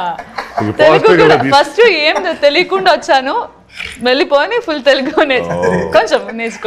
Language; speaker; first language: Telugu; non-native, learner; Malayalam